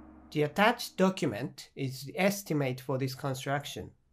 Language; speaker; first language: English; non-native, fluent; Japanese